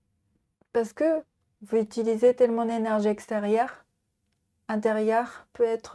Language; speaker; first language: French; non-native, learner; Japanese